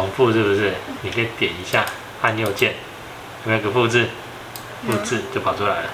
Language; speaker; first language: Chinese; native; Chinese